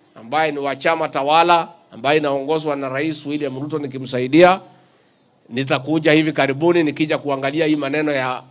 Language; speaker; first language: Swahili; non-native, local second language; Kikuyu